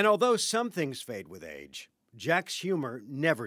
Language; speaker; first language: English; native; English